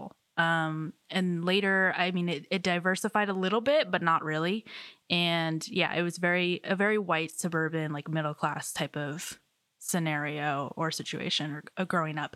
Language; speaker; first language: English; native; English